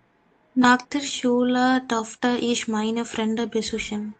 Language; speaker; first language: German; non-native, learner; Tamil